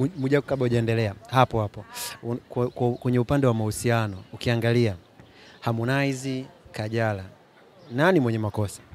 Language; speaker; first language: Swahili; native; Swahili